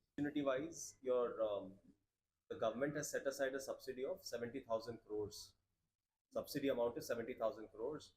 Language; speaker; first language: English; non-native, local second language; Telugu